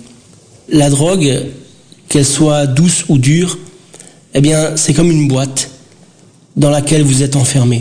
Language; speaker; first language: French; early bilingual, other home language; Portuguese